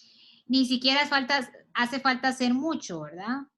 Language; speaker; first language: Spanish; native; Spanish